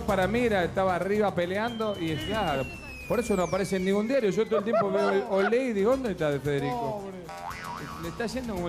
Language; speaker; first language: Spanish; native; Spanish